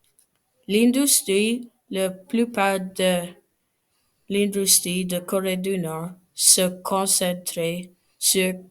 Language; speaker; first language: French; non-native, learner; English